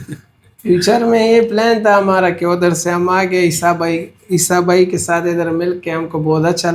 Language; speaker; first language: Hindi; non-native, learner; Pashto